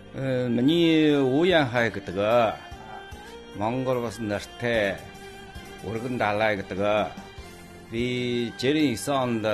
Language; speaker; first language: Mongolian; non-native, local second language; Chinese